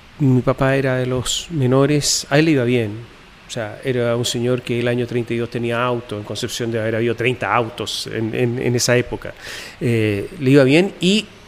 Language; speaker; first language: Spanish; native; Spanish